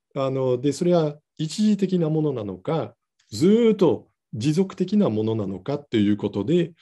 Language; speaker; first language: Japanese; non-native, fluent; Dutch